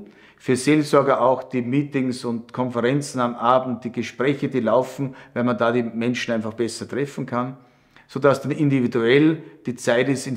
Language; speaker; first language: German; native; German